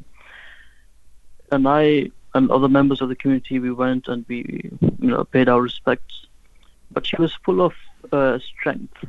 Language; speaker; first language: English; non-native, local second language; Urdu